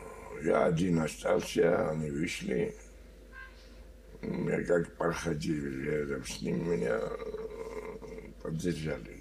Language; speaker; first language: Russian; non-native, learner; Georgian